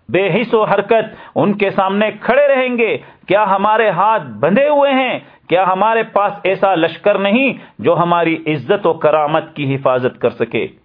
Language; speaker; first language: Urdu; native; Urdu